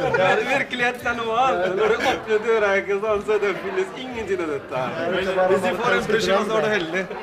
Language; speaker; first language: Norwegian; non-native, fluent; Arabic